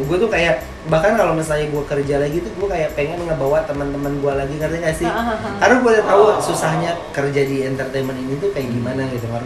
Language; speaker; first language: Indonesian; native; Indonesian